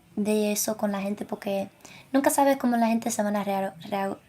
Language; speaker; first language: Spanish; early bilingual, other home language; English